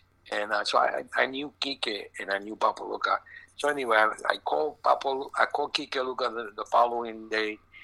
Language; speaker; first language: English; native; English